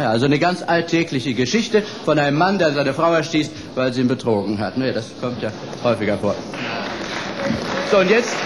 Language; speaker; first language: German; native; German